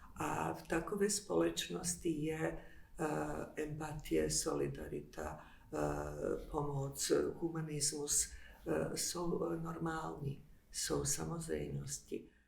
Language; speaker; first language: Czech; non-native, fluent; Bosnian